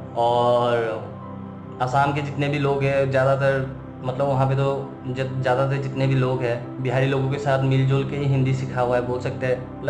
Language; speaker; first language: Hindi; non-native, local second language; Assamese